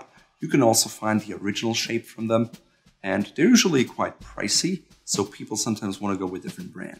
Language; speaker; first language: English; non-native, fluent; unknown